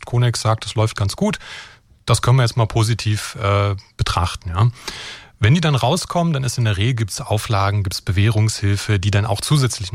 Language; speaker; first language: German; native; German